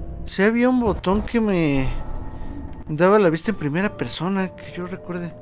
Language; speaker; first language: Spanish; native; Spanish